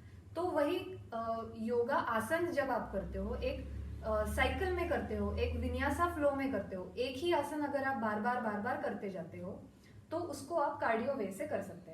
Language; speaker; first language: Hindi; non-native, local second language; Marathi